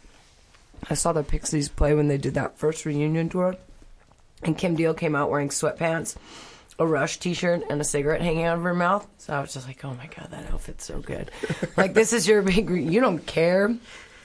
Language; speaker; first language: English; native; English